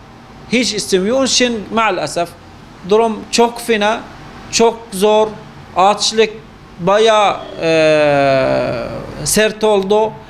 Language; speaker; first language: Turkish; non-native, fluent; Arabic